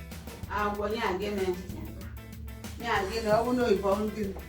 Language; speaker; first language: Igbo; native; Igbo